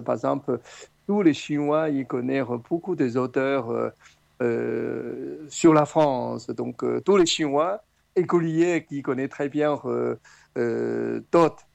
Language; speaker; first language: French; non-native, fluent; Chinese